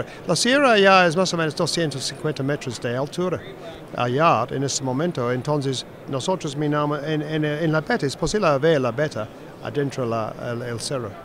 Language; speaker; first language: Spanish; non-native, fluent; English